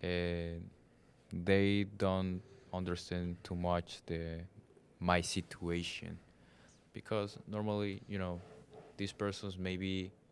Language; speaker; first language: English; non-native, learner; Spanish